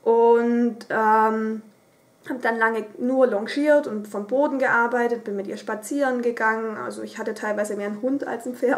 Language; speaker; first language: German; native; German